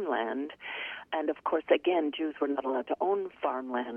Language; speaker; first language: English; native; English